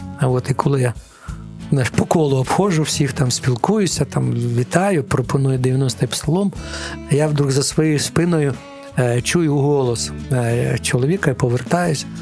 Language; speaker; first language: Ukrainian; non-native, local second language; Russian